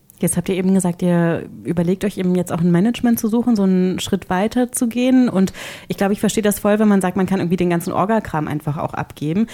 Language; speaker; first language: German; native; German